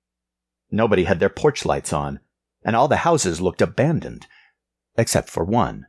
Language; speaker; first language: English; native; English